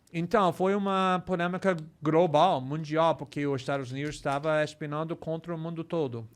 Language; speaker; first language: Portuguese; non-native, fluent; English